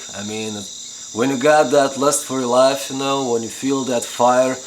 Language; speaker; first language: English; non-native, fluent; Lithuanian